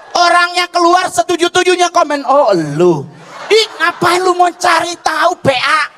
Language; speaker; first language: Indonesian; native; Indonesian